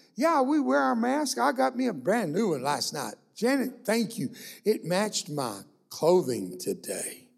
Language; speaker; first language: English; early bilingual, other home language; Spanish